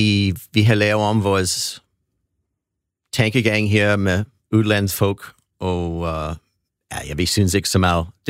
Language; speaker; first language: Danish; non-native, fluent; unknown